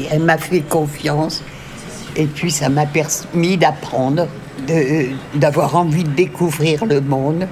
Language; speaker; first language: French; native; French